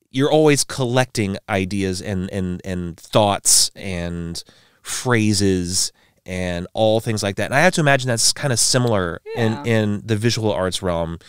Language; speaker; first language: English; native; English